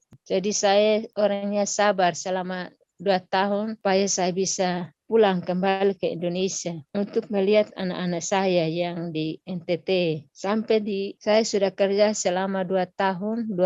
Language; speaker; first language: Indonesian; non-native, local second language; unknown